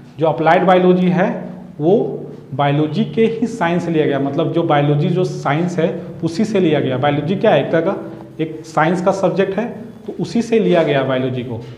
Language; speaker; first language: Hindi; native; Hindi